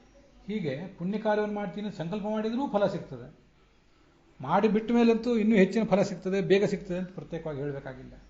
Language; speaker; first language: Kannada; native; Kannada